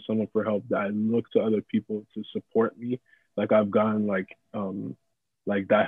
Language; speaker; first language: English; non-native, local second language; Yoruba